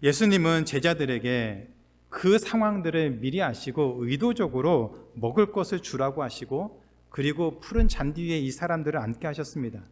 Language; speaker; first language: Korean; native; Korean